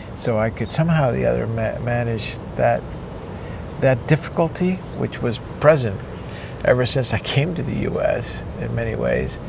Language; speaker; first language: English; early bilingual, other home language; Spanish